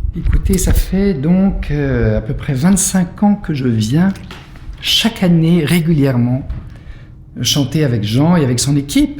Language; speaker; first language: French; native; French